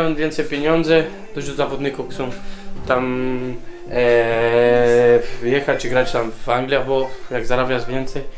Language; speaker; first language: Polish; non-native, learner; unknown